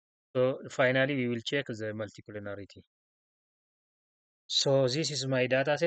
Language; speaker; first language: English; non-native, local second language; Oromo